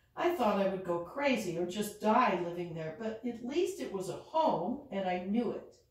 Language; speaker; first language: English; native; English